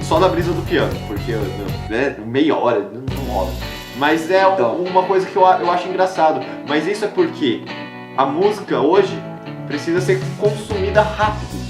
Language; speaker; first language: Portuguese; native; Portuguese